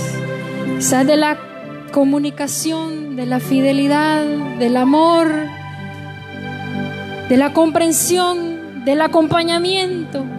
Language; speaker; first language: Spanish; native; Spanish